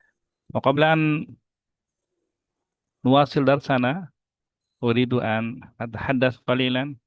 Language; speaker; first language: Arabic; non-native, fluent; Indonesian